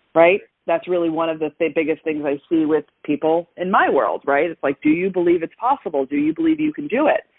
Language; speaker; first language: English; native; English